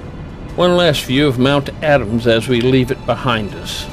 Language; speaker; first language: English; native; English